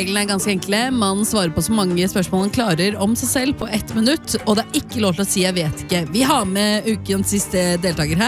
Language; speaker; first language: Norwegian; native; Norwegian